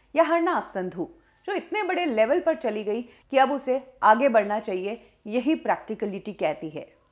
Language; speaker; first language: Hindi; native; Hindi